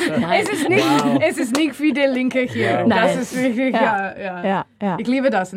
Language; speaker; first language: German; non-native, learner; English